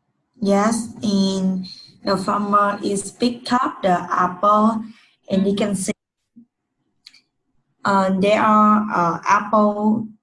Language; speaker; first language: English; non-native, learner; Vietnamese